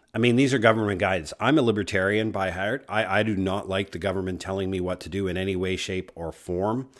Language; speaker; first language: English; native; English